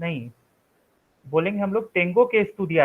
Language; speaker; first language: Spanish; non-native, fluent; Hindi